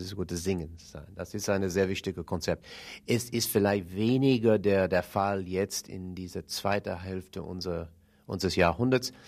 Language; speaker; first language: German; non-native, fluent; English